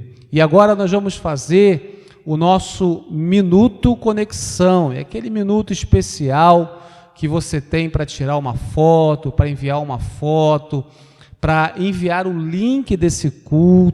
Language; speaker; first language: Portuguese; native; Portuguese